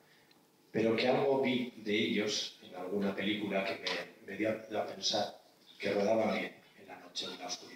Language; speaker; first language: Spanish; native; Spanish